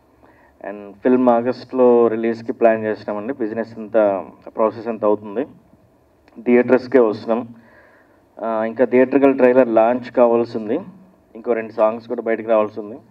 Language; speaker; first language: Telugu; native; Telugu